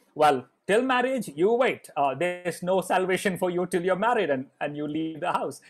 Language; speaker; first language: English; non-native, local second language; Malayalam